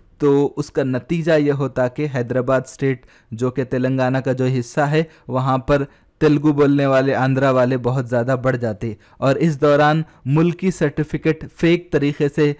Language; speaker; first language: Hindi; non-native, local second language; Urdu